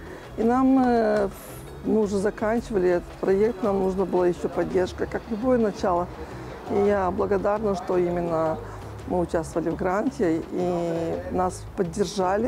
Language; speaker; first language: Russian; non-native, local second language; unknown